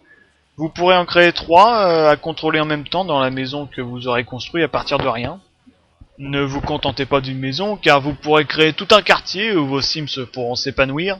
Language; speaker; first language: French; native; French